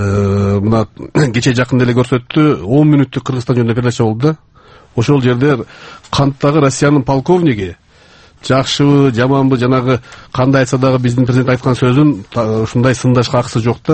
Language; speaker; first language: Kyrgyz; native; Kyrgyz